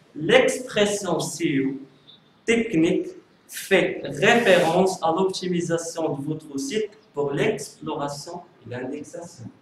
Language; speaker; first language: French; non-native, local second language; Arabic